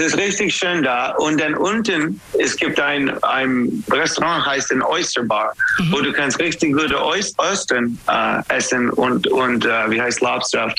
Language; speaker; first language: German; non-native, fluent; English